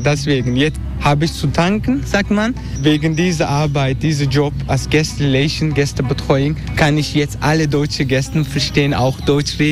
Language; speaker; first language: German; non-native, learner; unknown